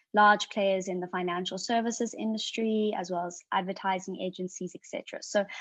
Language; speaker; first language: English; native; English